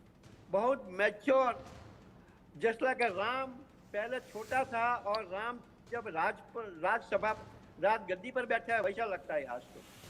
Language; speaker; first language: Hindi; non-native, local second language; Gujarati